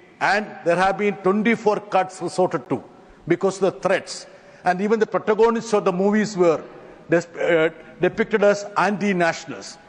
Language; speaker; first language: English; non-native, local second language; Malayalam